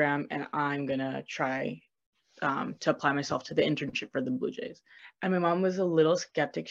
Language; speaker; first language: English; native; English